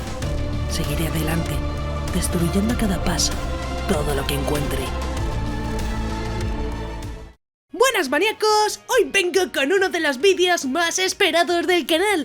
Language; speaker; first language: Spanish; native; Spanish